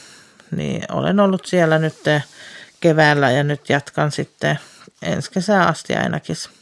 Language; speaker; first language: Finnish; early bilingual, heritage; Finnish